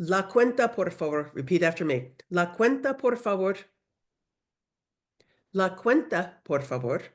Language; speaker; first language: Spanish; non-native, learner; English